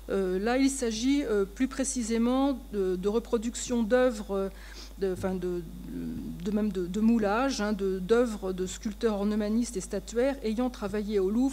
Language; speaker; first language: French; native; French